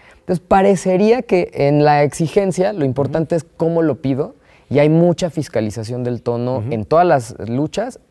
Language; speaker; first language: Spanish; native; Spanish